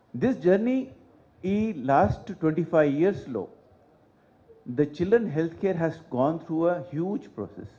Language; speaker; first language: English; non-native, local second language; Telugu